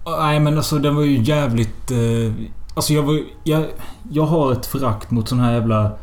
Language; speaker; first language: Swedish; native; Swedish